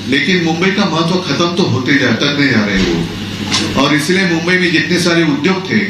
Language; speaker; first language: Hindi; non-native, local second language; Marathi